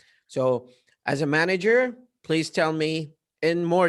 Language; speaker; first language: English; non-native, fluent; Arabic